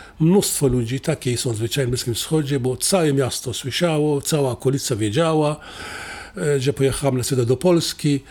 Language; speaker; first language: Polish; non-native, fluent; Assyrian Neo-Aramaic